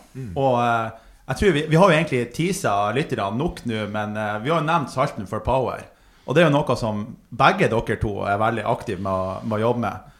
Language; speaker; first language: Norwegian; native; Norwegian